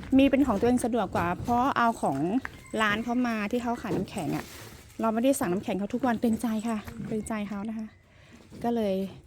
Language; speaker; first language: Thai; non-native, local second language; S'gaw Karen